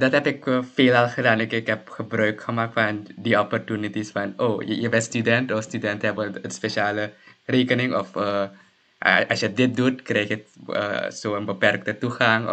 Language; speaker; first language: Dutch; native; Dutch